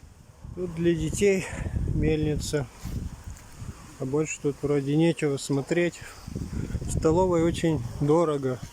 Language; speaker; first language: Russian; native; Russian